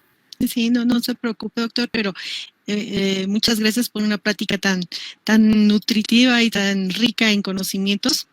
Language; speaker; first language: Spanish; native; Spanish